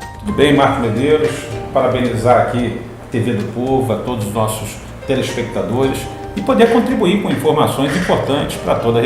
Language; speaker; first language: Portuguese; native; Portuguese